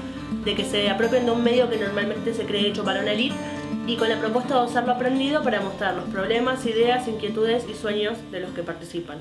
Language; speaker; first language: Spanish; native; Spanish